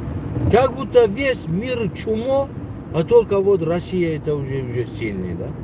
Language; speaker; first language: Russian; non-native, local second language; Tajik